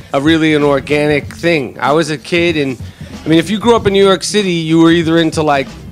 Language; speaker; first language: English; native; English